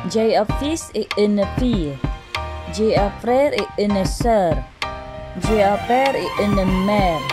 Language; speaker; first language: French; non-native, fluent; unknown